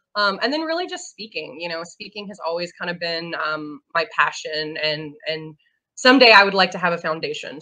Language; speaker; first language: English; native; English